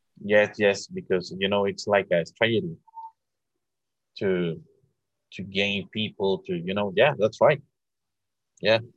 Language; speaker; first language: English; non-native, learner; Spanish